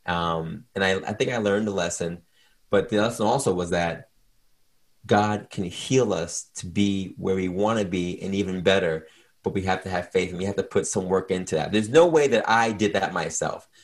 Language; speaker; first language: English; native; English